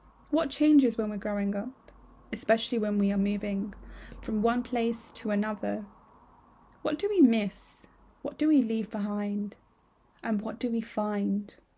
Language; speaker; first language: English; early bilingual, other home language; Punjabi